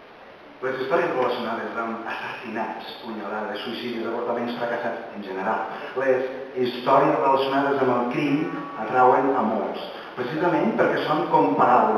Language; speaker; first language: Catalan; native; Catalan